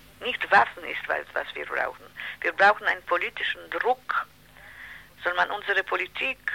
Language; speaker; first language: German; non-native, learner; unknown